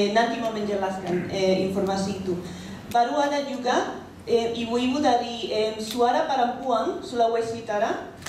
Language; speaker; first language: Indonesian; non-native, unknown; Spanish